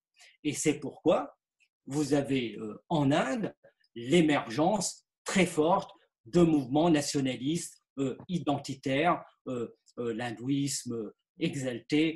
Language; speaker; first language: French; native; French